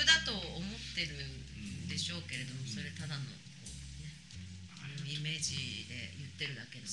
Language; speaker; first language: Japanese; native; Japanese